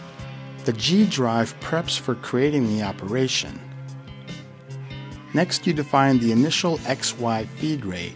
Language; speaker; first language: English; native; English